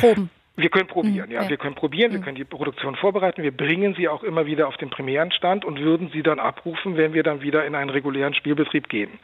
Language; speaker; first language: German; native; German